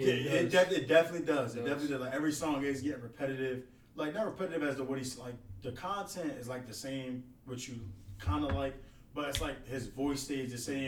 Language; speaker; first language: English; native; English